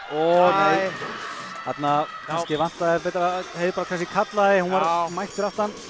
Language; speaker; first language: Icelandic; native; Icelandic